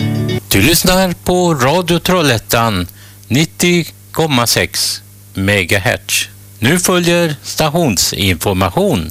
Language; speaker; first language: Swedish; native; Swedish